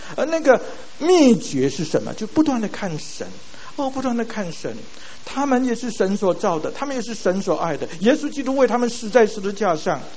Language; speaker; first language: Chinese; non-native, local second language; Min Nan Chinese